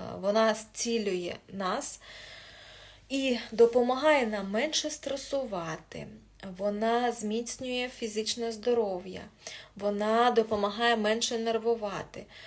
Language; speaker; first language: Ukrainian; non-native, local second language; Russian